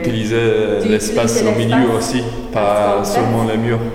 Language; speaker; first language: French; non-native, fluent; Polish